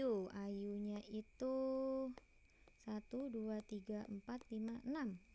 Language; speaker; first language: Indonesian; native; Indonesian